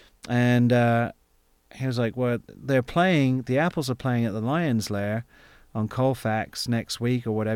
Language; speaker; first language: English; native; English